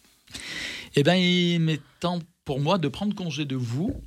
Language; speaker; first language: French; native; French